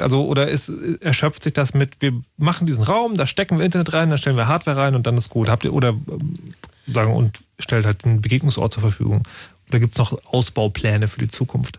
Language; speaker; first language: German; native; German